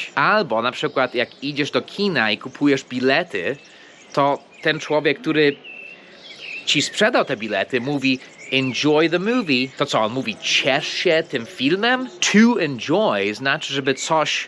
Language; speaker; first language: Polish; early bilingual, heritage; Polish